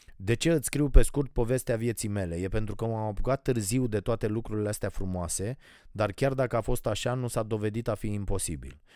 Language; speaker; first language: Romanian; native; Romanian